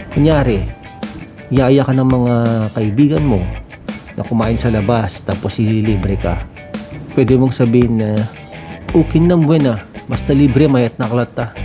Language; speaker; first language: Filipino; non-native, local second language; Iloko